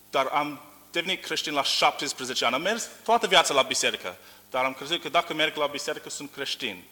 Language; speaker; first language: Romanian; non-native, learner; English